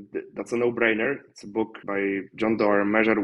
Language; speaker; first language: English; non-native, fluent; Polish